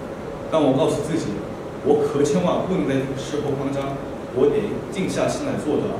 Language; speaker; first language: Chinese; non-native, fluent; Korean